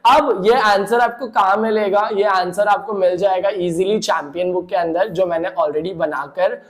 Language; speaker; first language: Hindi; non-native, local second language; Marathi